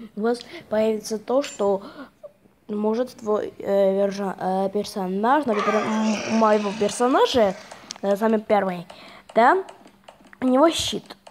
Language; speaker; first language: Russian; non-native, fluent; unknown